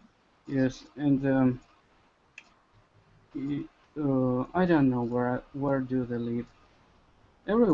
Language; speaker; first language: English; non-native, learner; Russian